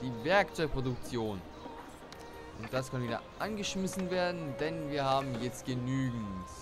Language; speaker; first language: German; native; German